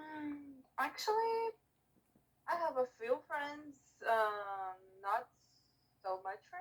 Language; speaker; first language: English; non-native, learner; Portuguese